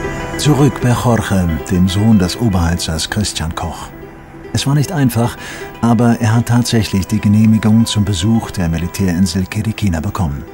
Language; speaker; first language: German; native; German